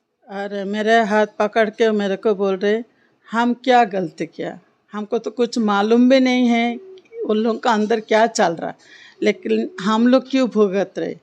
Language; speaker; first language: Hindi; non-native, local second language; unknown